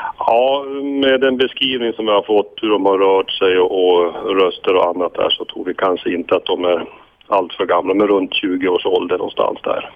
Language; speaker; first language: Swedish; native; Swedish